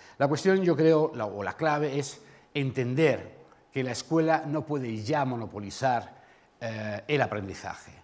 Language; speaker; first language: Spanish; native; Spanish